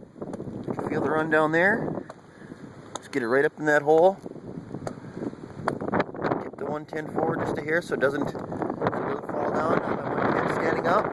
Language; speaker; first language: English; native; English